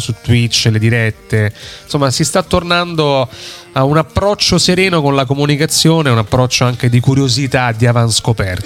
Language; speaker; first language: Italian; native; Italian